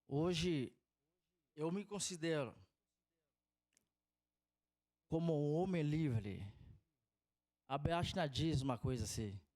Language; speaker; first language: Portuguese; non-native, fluent; Haitian Creole